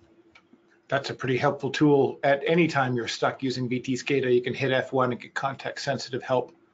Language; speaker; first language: English; native; English